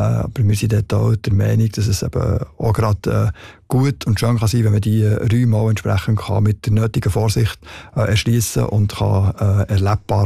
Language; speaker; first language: German; native; German